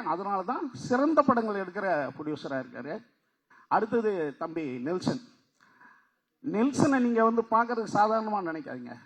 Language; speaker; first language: Tamil; native; Tamil